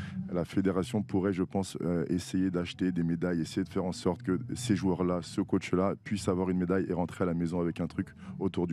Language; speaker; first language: French; native; French